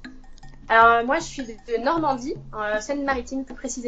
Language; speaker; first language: French; native; French